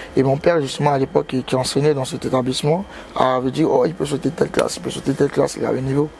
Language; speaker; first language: French; native; French